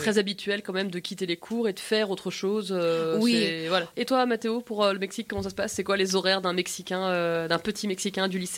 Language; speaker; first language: French; native; French